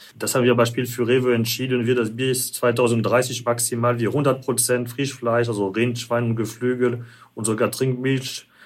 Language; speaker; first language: German; non-native, fluent; French